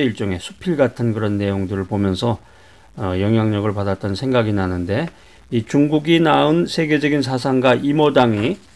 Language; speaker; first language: Korean; native; Korean